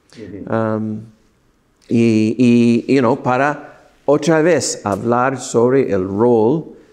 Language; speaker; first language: Spanish; non-native, fluent; English